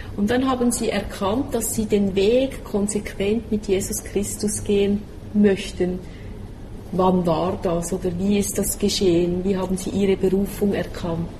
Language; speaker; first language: German; native; German